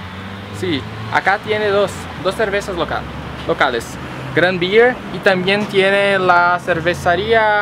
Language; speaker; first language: Spanish; non-native, learner; Portuguese